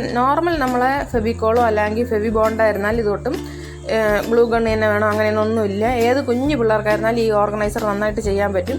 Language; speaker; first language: Malayalam; native; Malayalam